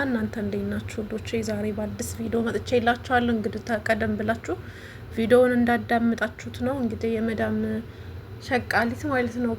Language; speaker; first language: Amharic; native; Amharic